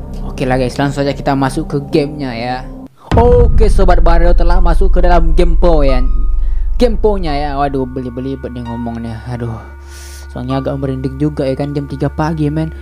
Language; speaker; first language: Indonesian; native; Indonesian